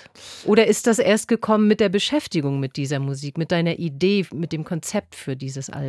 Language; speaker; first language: German; native; German